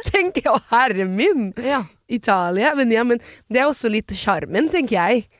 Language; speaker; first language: Norwegian; non-native, fluent; Italian